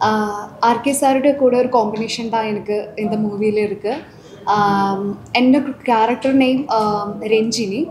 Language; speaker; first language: Tamil; non-native, learner; Malayalam